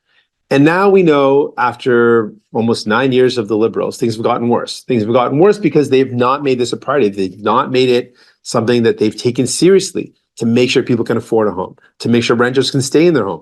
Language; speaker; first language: English; native; English